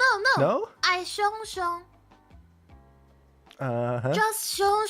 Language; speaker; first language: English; non-native, learner; Min Nan Chinese